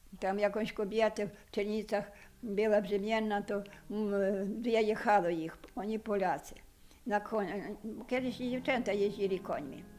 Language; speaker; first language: Polish; non-native, local second language; Ukrainian